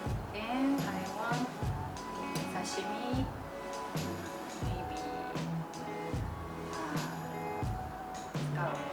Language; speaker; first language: English; non-native, learner; Japanese